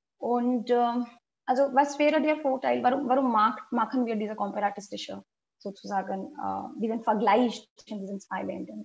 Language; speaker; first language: German; non-native, fluent; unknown